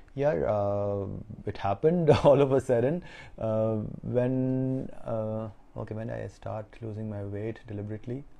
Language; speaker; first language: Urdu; native; Urdu